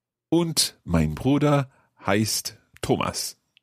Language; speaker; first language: German; non-native, learner; English